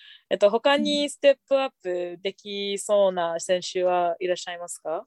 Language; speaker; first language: Japanese; non-native, fluent; English